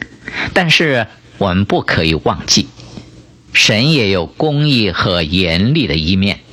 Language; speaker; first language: Chinese; native; Chinese